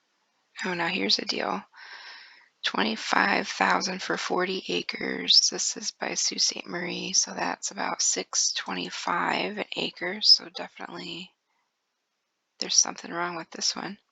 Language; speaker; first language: English; native; English